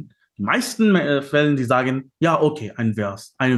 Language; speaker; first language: German; non-native, fluent; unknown